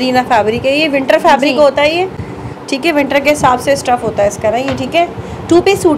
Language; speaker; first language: Urdu; native; Urdu